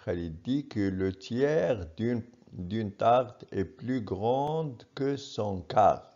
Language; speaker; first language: French; non-native, local second language; Arabic